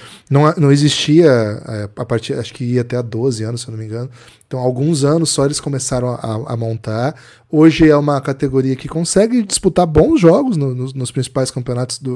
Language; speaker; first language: Portuguese; native; Portuguese